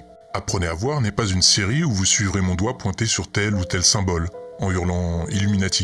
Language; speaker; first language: French; native; French